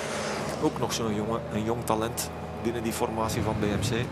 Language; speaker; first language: Dutch; native; Dutch